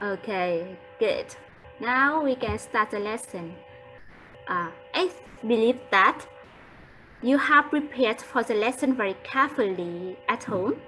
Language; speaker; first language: English; non-native, fluent; Vietnamese